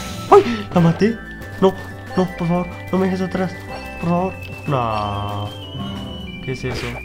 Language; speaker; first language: Spanish; native; Spanish